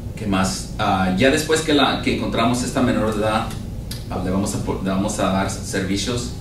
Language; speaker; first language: Spanish; early bilingual, heritage; Spanish